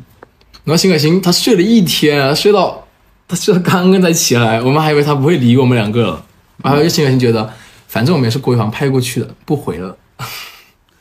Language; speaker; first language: Chinese; native; Chinese